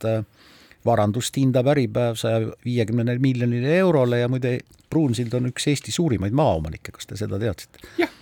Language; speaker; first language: Estonian; native; Estonian